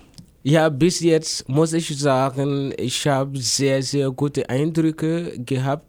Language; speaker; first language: German; non-native, fluent; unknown